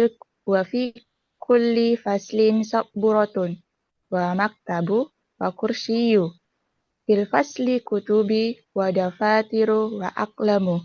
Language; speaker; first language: Arabic; non-native, learner; Indonesian